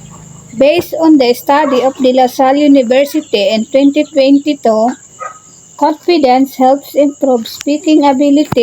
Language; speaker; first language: English; non-native, local second language; Filipino